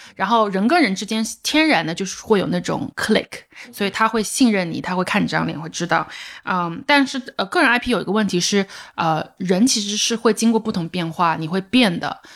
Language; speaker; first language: Chinese; native; Chinese